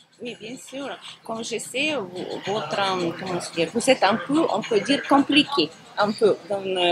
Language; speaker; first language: French; non-native, fluent; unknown